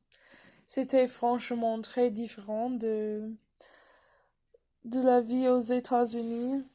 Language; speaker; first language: French; non-native, fluent; English